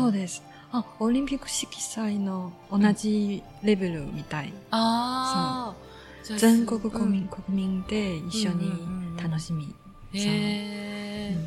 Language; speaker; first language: Japanese; non-native, learner; Chinese